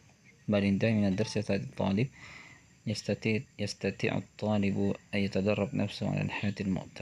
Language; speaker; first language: Arabic; non-native, fluent; Indonesian